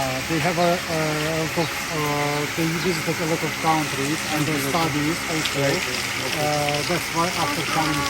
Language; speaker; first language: English; non-native, learner; Azerbaijani